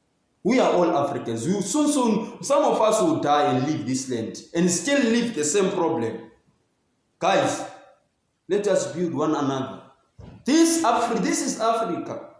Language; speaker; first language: English; non-native, local second language; Zulu